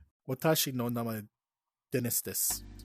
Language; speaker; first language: Japanese; non-native, learner; English